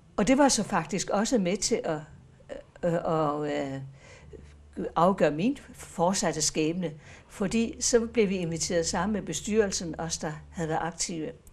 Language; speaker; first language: Danish; native; Danish